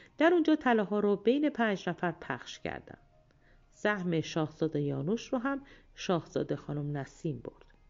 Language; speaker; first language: Persian; native; Persian